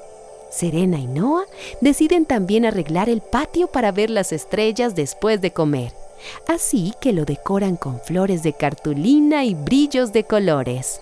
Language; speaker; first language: Spanish; native; Spanish